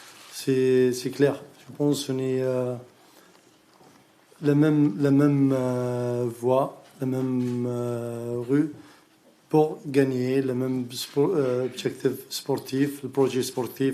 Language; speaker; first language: French; non-native, learner; Arabic